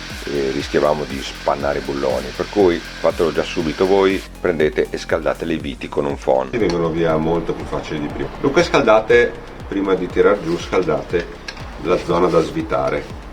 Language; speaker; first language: Italian; native; Italian